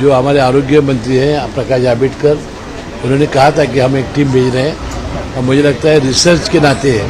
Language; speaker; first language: Hindi; non-native, local second language; Marathi